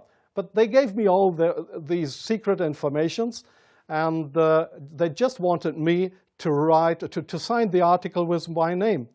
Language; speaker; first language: English; non-native, fluent; German